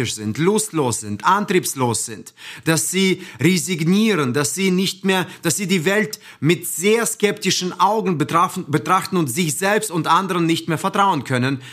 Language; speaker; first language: German; non-native, fluent; Russian